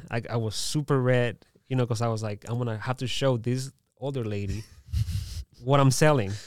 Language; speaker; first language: English; early bilingual, other home language; Spanish